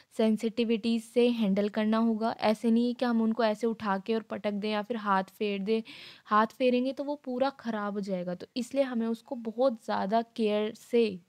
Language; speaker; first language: Hindi; native; Hindi